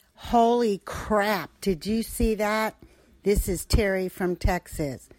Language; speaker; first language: English; early bilingual, other home language; Portuguese